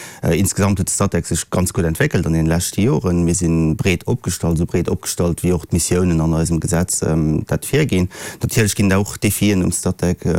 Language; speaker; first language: Luxembourgish; native; Luxembourgish